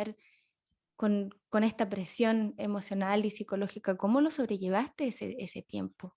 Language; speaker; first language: Spanish; native; Spanish